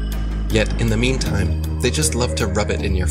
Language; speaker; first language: English; native; English